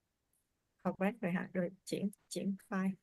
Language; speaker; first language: Vietnamese; native; Vietnamese